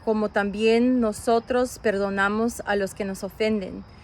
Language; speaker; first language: Spanish; early bilingual, other home language; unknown